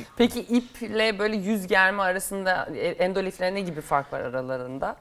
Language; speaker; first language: Turkish; native; Turkish